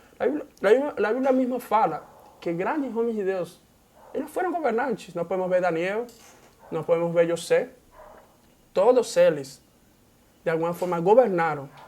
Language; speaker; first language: Portuguese; non-native, fluent; Spanish